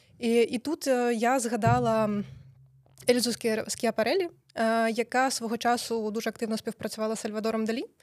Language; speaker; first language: Ukrainian; native; Ukrainian